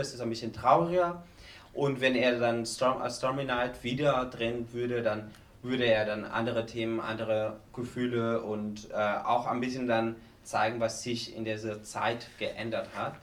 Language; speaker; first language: German; non-native, fluent; Spanish